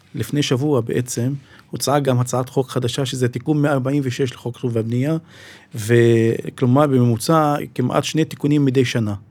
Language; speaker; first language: Hebrew; non-native, local second language; Arabic